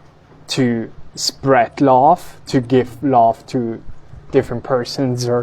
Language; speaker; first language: English; non-native, fluent; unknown